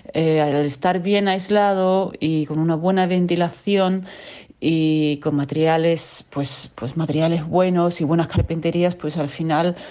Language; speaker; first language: Spanish; non-native, fluent; Danish